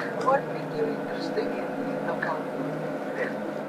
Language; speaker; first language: English; non-native, learner; Balinese